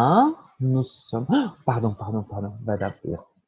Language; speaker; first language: French; non-native, fluent; Portuguese